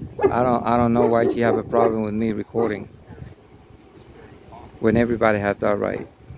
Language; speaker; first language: English; non-native, fluent; Spanish